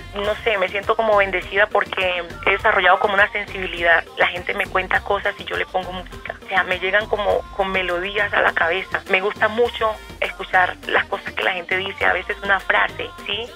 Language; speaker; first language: Spanish; native; Spanish